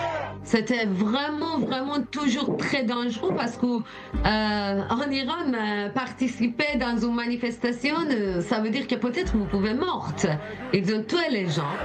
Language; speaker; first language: French; non-native, learner; Persian